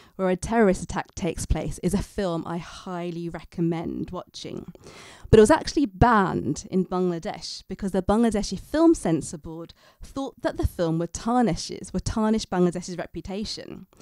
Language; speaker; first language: English; native; English